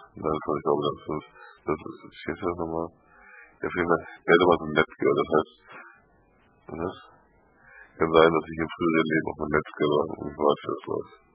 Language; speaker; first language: German; native; German